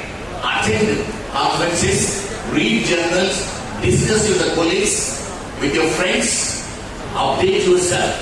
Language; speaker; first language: English; non-native, local second language; Telugu